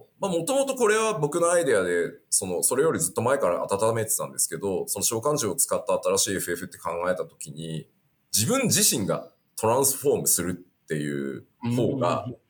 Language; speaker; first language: Japanese; native; Japanese